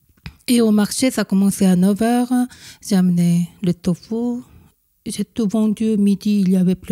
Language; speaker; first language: French; non-native, fluent; Korean